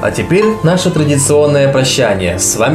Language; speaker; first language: Russian; native; Russian